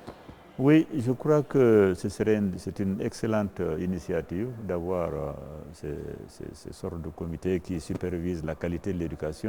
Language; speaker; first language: French; non-native, local second language; Fula